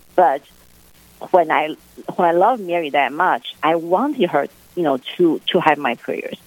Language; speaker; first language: English; non-native, fluent; Chinese